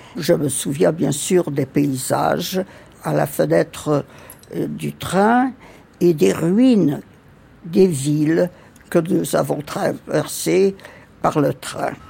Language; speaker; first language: French; early bilingual, other home language; Yiddish